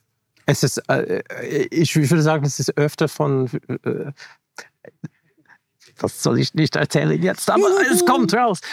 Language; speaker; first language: German; non-native, fluent; English